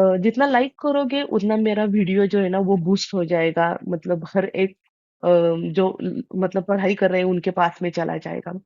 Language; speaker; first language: Hindi; non-native, local second language; Marathi